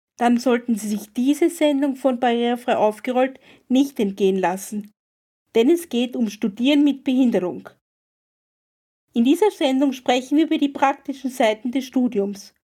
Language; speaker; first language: German; native; German